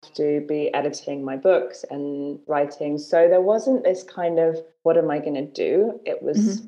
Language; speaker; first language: English; native; English